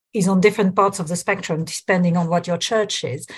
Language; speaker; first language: English; non-native, fluent; French